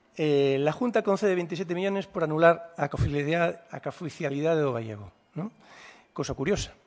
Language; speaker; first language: Galician; native; Galician